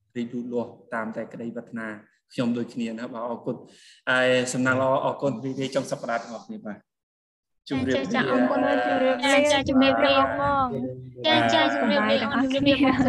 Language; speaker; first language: Khmer; native; Khmer